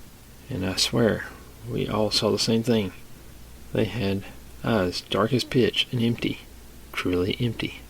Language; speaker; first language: English; native; English